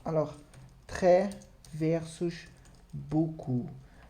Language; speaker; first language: French; non-native, fluent; Portuguese